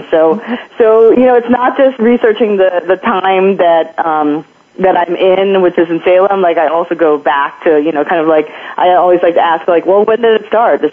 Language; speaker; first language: English; non-native, local second language; Filipino